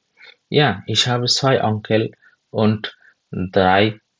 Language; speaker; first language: German; non-native, learner; Bangla